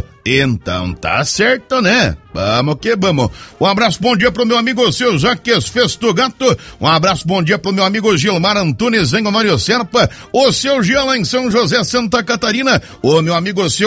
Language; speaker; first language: Portuguese; native; Portuguese